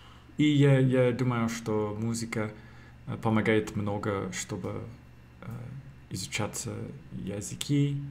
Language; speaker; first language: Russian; non-native, learner; English